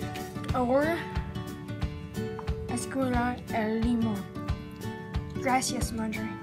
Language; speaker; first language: Spanish; non-native, learner; English